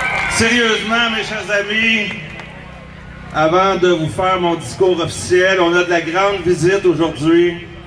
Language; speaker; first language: French; native; French